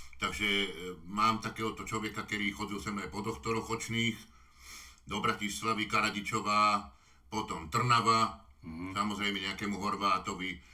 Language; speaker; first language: Slovak; native; Slovak